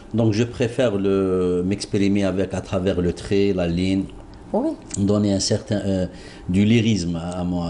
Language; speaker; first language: French; non-native, local second language; Arabic